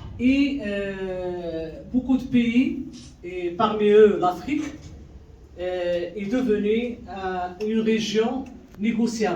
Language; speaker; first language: French; non-native, local second language; Arabic